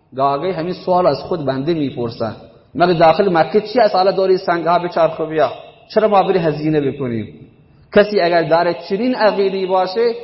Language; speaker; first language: Persian; non-native, local second language; Baluchi